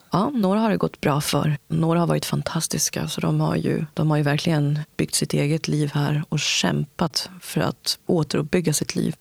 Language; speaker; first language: Swedish; early bilingual, other home language; Kurdish